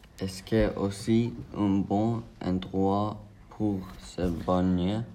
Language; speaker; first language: French; non-native, learner; Norwegian